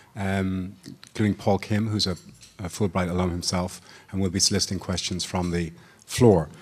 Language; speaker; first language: English; native; English